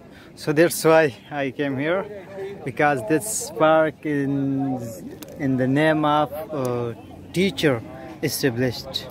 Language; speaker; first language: English; non-native, fluent; Pashto